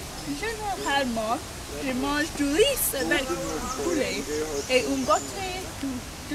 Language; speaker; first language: French; non-native, learner; English